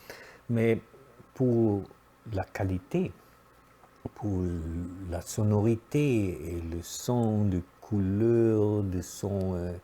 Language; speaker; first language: French; non-native, fluent; German